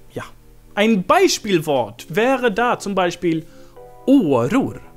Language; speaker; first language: German; non-native, fluent; Swedish